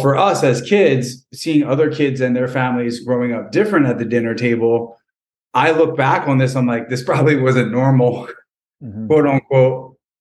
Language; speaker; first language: English; native; English